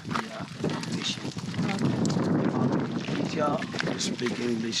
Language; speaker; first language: English; non-native, learner; Swahili